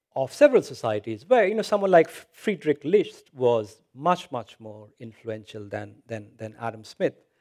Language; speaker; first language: English; non-native, local second language; Hindi